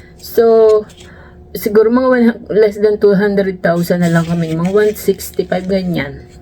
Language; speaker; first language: Filipino; native; Filipino